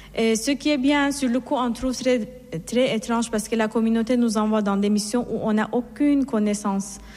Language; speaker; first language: French; non-native, fluent; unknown